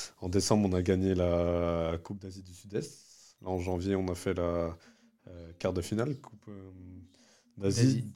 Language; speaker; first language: French; early bilingual, other home language; Vietnamese